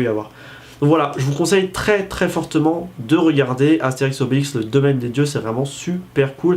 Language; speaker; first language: French; native; French